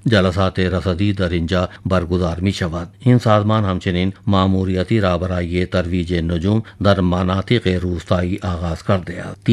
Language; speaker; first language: Persian; non-native, fluent; Urdu